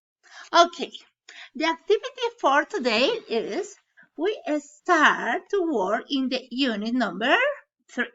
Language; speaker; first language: English; non-native, learner; Spanish